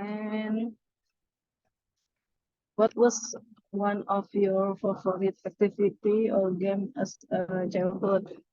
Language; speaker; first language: English; non-native, learner; Indonesian